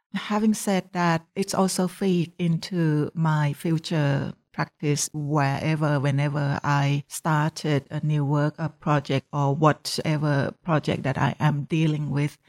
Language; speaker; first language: English; non-native, fluent; Thai